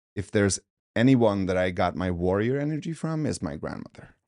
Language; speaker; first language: English; early bilingual, other home language; Swedish